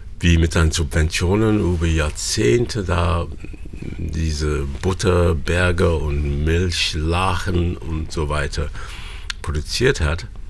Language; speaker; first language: German; non-native, fluent; English